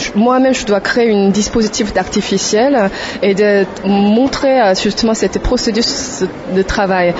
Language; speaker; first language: French; non-native, fluent; Korean